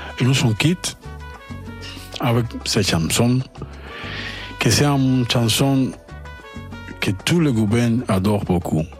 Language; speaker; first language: French; non-native, learner; Spanish